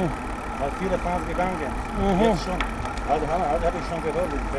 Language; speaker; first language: German; non-native, learner; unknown